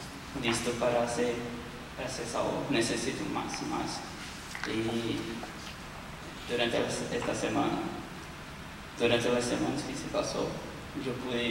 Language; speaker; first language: Spanish; non-native, learner; Portuguese